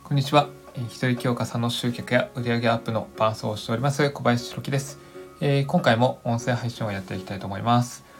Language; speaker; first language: Japanese; native; Japanese